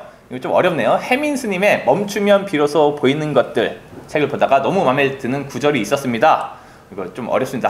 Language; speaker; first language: Korean; native; Korean